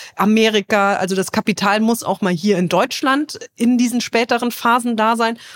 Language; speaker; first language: German; native; German